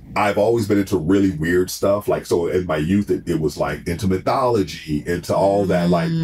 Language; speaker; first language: English; native; English